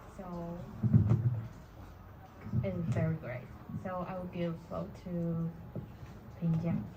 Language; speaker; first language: English; non-native, learner; Chinese